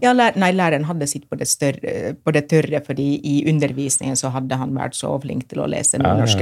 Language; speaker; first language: Norwegian; non-native, fluent; Finnish